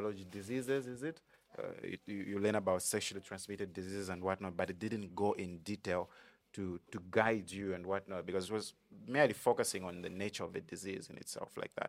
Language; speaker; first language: English; non-native, local second language; Bemba